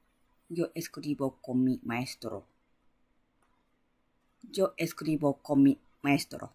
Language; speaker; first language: Spanish; non-native, learner; Japanese